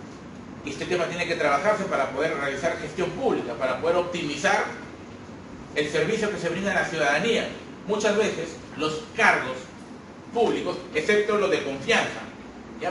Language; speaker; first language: Spanish; native; Spanish